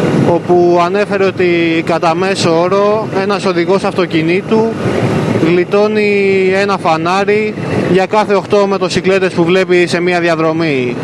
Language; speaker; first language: Greek; native; Greek